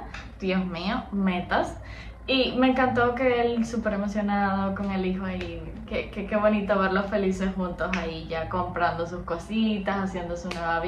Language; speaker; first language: Spanish; native; Spanish